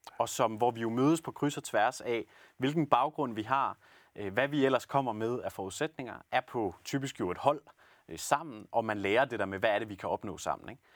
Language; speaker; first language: Danish; native; Danish